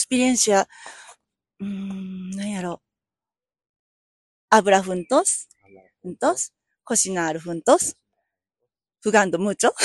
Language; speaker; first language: Spanish; non-native, learner; Japanese